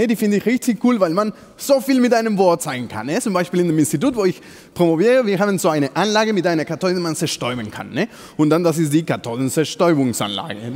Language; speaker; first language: German; non-native, fluent; Spanish